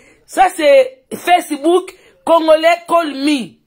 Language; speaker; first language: French; non-native, local second language; Lingala